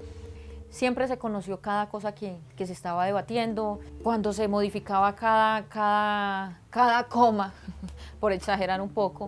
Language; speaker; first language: Spanish; native; Spanish